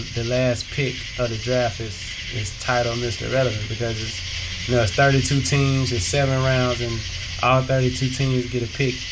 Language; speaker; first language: English; native; English